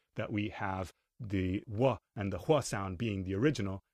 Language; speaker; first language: English; non-native, fluent; Spanish